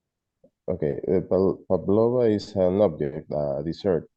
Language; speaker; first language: English; non-native, learner; Spanish